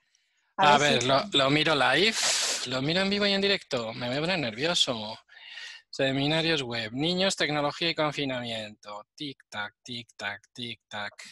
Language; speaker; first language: Spanish; native; Spanish